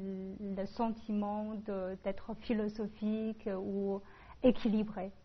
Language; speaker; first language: French; non-native, fluent; Chinese